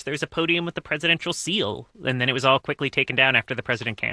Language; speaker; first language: English; native; English